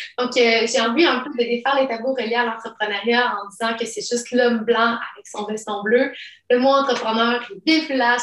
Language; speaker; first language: French; early bilingual, other home language; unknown